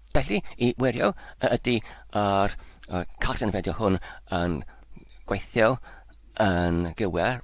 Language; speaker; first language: Welsh; non-native, learner; Polish